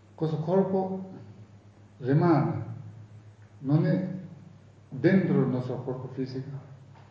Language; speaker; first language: Italian; non-native, fluent; Tibetan